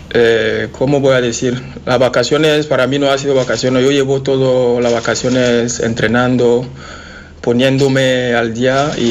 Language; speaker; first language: Spanish; non-native, fluent; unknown